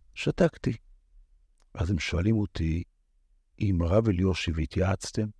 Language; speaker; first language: Hebrew; native; Hebrew